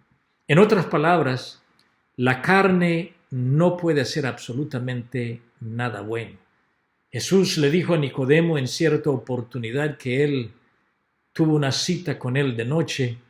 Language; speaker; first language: Spanish; native; Spanish